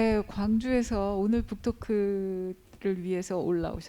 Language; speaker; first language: Korean; native; Korean